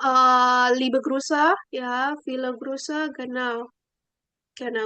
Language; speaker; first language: German; non-native, fluent; Indonesian